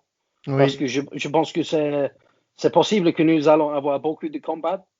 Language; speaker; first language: French; non-native, learner; English